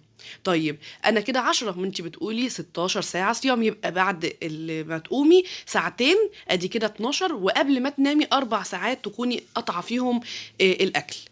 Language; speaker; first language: Arabic; native; Arabic